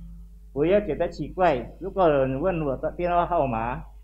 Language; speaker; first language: Chinese; non-native, local second language; Indonesian